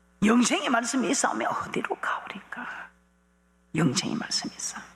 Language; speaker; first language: Korean; native; Korean